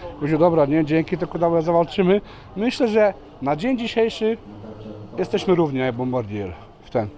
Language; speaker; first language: Polish; non-native, fluent; Serbian